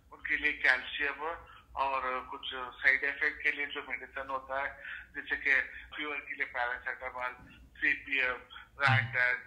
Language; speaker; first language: Hindi; non-native, local second language; Urdu